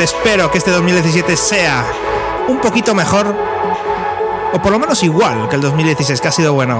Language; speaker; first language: Spanish; native; Spanish